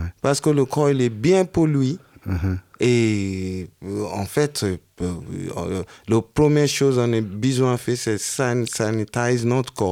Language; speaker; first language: French; non-native, learner; Yoruba